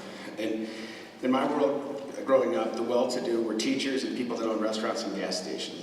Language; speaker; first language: English; native; English